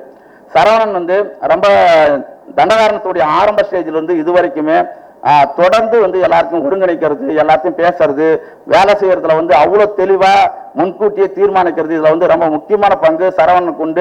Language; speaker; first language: Tamil; native; Tamil